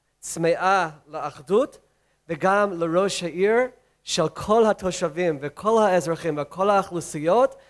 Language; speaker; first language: Hebrew; non-native, fluent; English